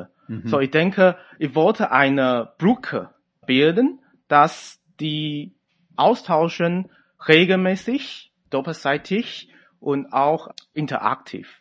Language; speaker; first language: German; non-native, fluent; Chinese